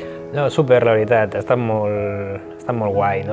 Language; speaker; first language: Catalan; native; Catalan